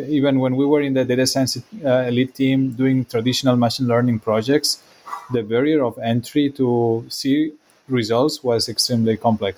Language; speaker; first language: English; non-native, fluent; Spanish